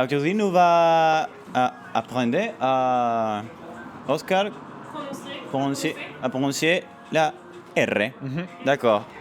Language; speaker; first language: French; non-native, learner; Spanish